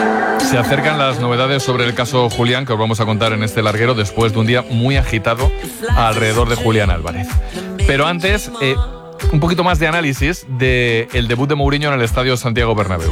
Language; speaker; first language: Spanish; native; Spanish